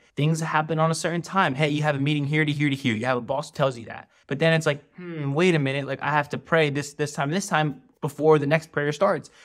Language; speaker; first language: English; native; English